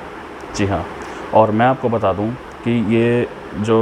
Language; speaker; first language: Hindi; native; Hindi